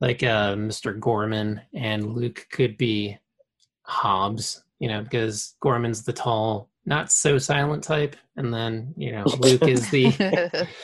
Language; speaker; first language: English; native; English